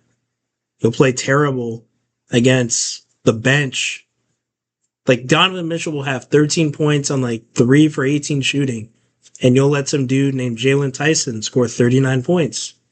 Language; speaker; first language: English; native; English